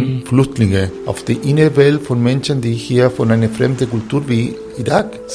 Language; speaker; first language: German; non-native, fluent; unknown